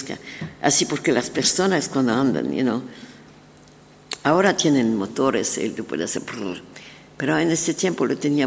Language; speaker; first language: Spanish; non-native, learner; French